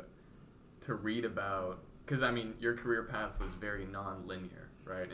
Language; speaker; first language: English; native; English